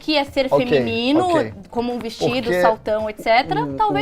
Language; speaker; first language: Portuguese; native; Portuguese